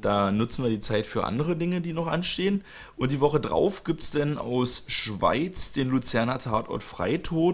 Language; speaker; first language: German; native; German